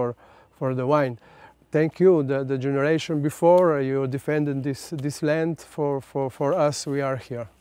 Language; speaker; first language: English; non-native, learner; Slovenian